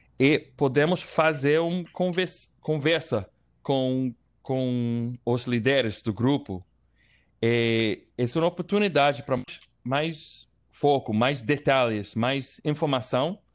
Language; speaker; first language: Portuguese; non-native, learner; English